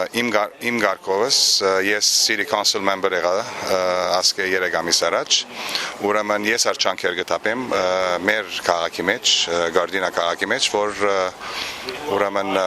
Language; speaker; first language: Armenian; early bilingual, heritage; Armenian